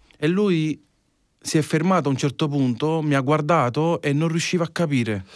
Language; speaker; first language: Italian; native; Italian